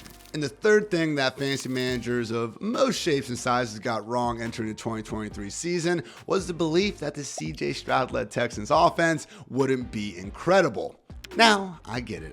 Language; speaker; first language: English; native; English